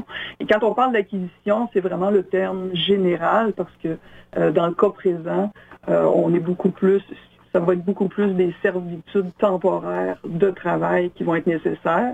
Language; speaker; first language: French; native; French